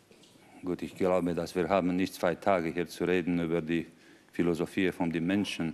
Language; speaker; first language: German; non-native, fluent; Romanian